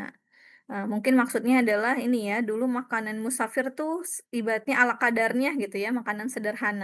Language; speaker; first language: Indonesian; native; Indonesian